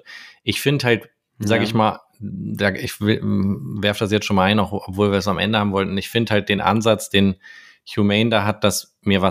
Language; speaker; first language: German; native; German